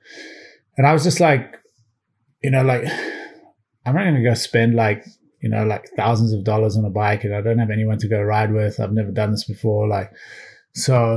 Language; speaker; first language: English; native; English